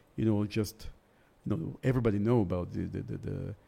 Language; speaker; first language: English; early bilingual, other home language; Russian